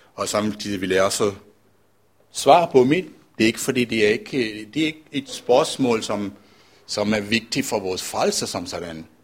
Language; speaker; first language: Danish; non-native, fluent; Sinhala